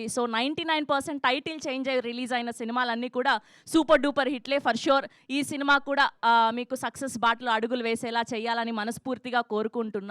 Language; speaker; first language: Telugu; native; Telugu